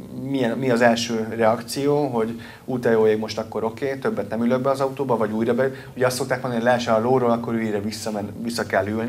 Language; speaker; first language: Hungarian; native; Hungarian